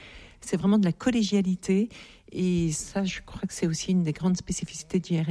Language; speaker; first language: French; native; French